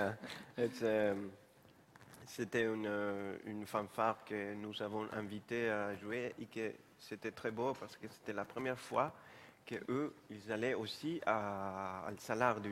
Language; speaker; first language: French; non-native, fluent; Spanish